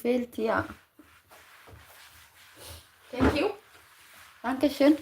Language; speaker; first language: German; non-native, learner; Tigrinya